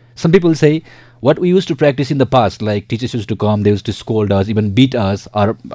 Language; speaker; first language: English; non-native, local second language; Nepali